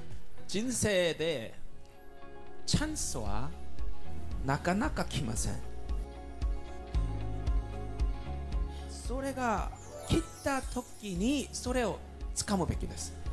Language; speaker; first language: Japanese; non-native, fluent; Korean